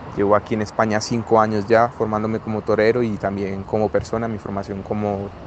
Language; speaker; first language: Spanish; native; Spanish